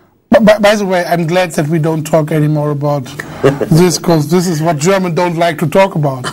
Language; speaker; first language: English; non-native, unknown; German